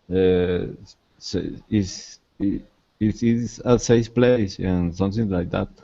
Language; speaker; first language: English; non-native, learner; Spanish